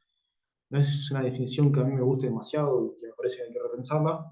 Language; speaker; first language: Spanish; native; Spanish